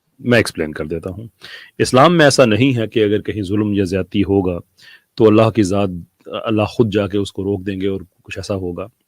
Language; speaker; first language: Urdu; non-native, local second language; Punjabi